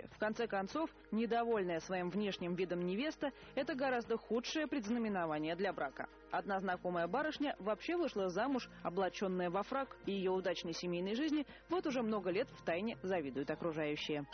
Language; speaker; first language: Russian; native; Russian